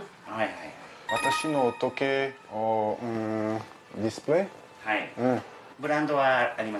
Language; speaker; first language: Japanese; non-native, learner; French